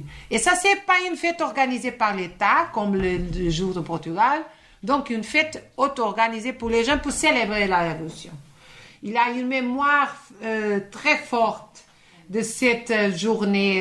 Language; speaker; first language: French; non-native, fluent; Portuguese